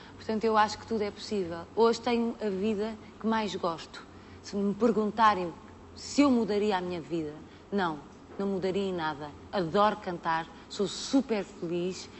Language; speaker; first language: Portuguese; native; Portuguese